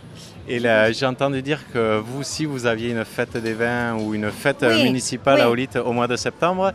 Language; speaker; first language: French; native; French